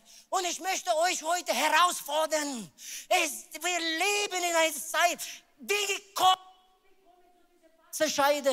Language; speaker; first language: German; non-native, learner; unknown